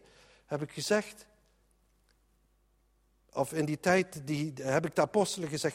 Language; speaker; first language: Dutch; native; Dutch